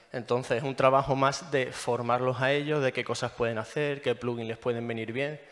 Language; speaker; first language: Spanish; native; Spanish